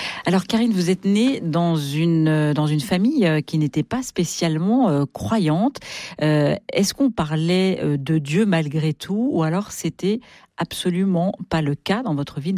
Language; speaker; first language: French; native; French